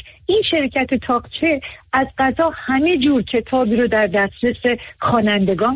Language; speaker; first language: Persian; native; Persian